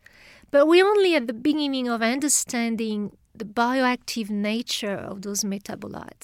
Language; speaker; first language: English; non-native, fluent; French